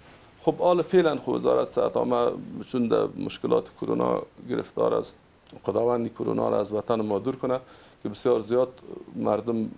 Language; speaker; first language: Persian; native; Persian